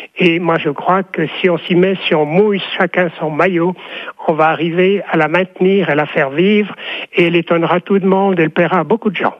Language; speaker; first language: French; native; French